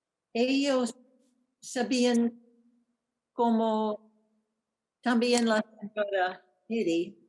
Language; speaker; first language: Spanish; non-native, learner; English